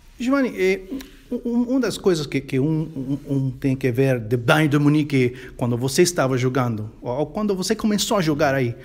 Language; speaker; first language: Portuguese; non-native, fluent; Spanish